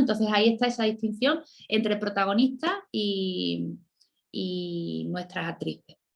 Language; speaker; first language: Spanish; native; Spanish